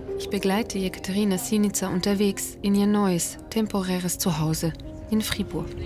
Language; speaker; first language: German; native; German